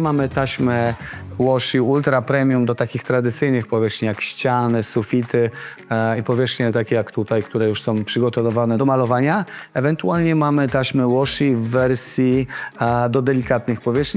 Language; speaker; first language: Polish; native; Polish